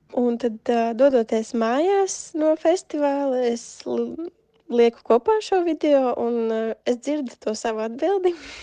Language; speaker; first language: Latvian; native; Latvian